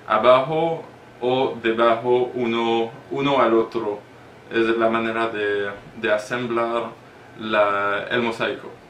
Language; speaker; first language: Spanish; non-native, learner; French